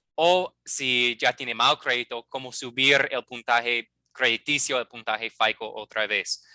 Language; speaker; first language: Spanish; non-native, fluent; English